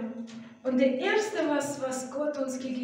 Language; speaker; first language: German; non-native, fluent; Russian